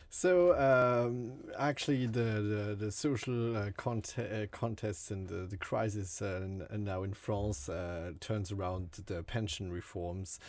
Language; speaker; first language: English; non-native, fluent; French